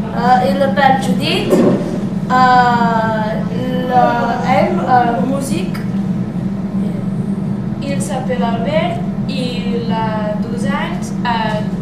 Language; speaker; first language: French; non-native, learner; Catalan